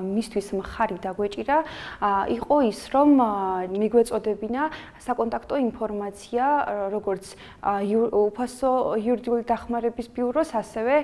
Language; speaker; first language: Georgian; native; Georgian